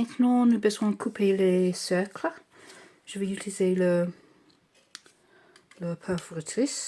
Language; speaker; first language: French; non-native, learner; English